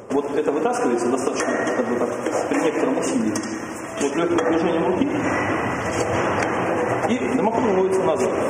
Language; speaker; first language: Russian; native; Russian